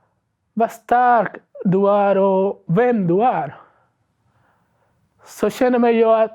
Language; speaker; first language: Swedish; non-native, learner; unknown